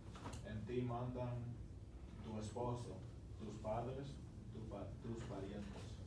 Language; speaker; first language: Spanish; early bilingual, other home language; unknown